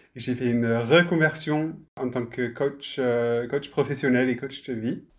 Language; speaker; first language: French; non-native, fluent; English